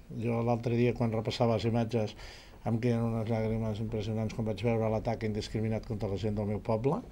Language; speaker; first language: Catalan; native; Catalan